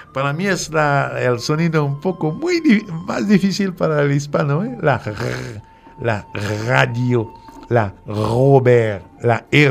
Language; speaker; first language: Spanish; non-native, fluent; French